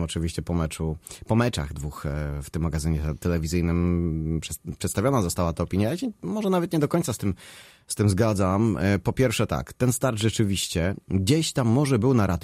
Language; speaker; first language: Polish; native; Polish